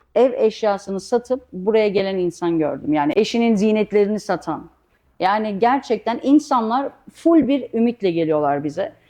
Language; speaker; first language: Turkish; early bilingual, heritage; Turkish